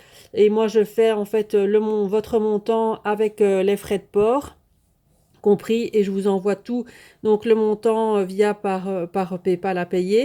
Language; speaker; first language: French; native; French